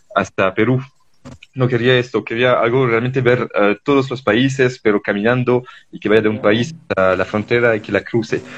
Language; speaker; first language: Spanish; non-native, fluent; French